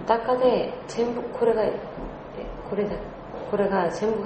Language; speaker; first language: Japanese; non-native, learner; Korean